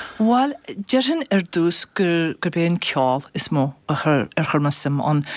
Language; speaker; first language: Irish; non-native, fluent; English